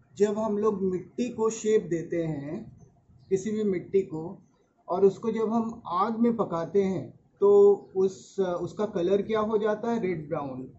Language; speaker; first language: Hindi; native; Hindi